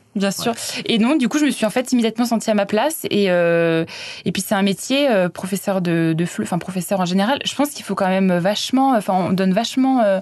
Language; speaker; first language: French; native; French